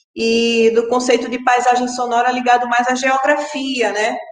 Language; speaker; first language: Portuguese; native; Portuguese